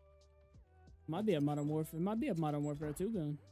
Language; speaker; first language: English; native; English